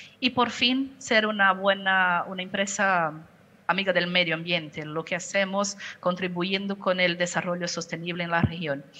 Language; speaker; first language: Spanish; non-native, fluent; Portuguese